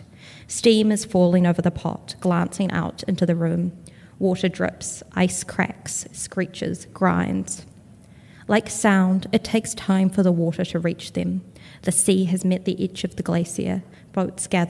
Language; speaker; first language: English; native; English